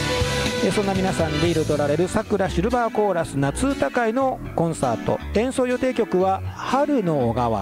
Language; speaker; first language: Japanese; native; Japanese